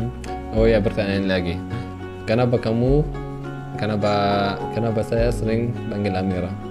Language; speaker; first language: Indonesian; non-native, fluent; Arabic